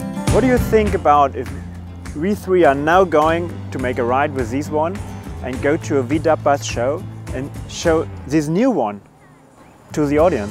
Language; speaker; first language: English; non-native, fluent; German